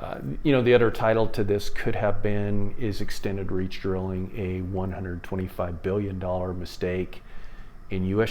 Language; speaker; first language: English; native; English